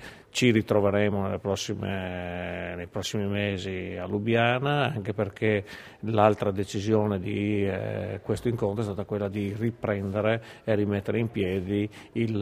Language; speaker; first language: Italian; native; Italian